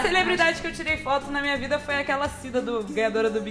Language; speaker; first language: Portuguese; native; Portuguese